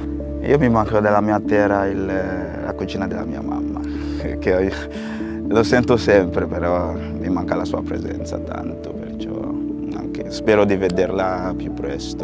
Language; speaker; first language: Italian; non-native, fluent; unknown